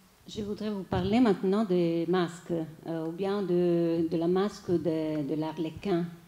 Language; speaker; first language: French; non-native, fluent; Italian